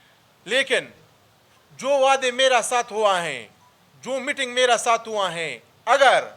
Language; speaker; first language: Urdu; early bilingual, other home language; Pashto